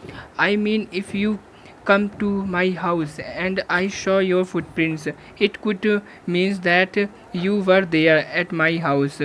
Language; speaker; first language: English; non-native, local second language; Hindi